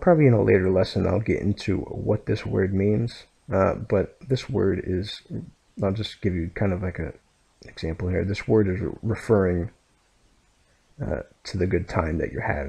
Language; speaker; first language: English; native; English